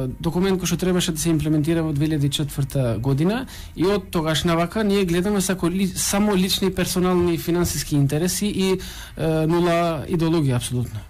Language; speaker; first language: Macedonian; non-native, local second language; Albanian